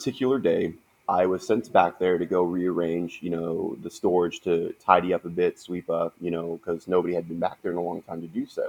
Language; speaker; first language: English; native; English